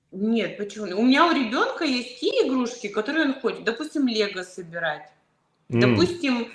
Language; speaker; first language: Russian; native; Russian